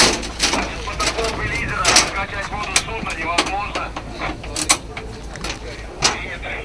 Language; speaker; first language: Russian; native; Russian